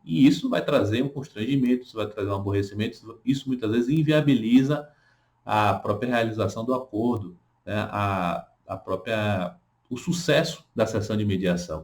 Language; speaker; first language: Portuguese; native; Portuguese